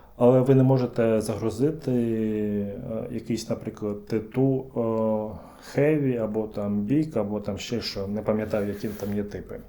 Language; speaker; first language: Ukrainian; native; Ukrainian